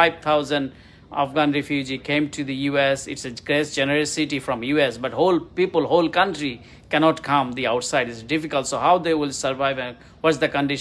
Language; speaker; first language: English; non-native, fluent; Bangla